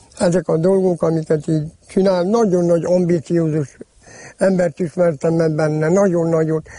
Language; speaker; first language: Hungarian; native; Hungarian